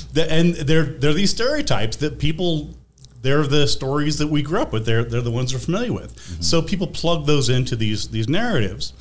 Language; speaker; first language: English; native; English